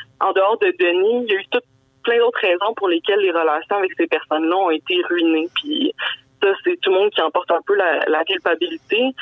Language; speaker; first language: French; native; French